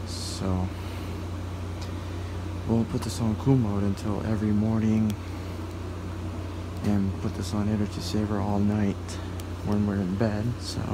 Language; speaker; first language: English; native; English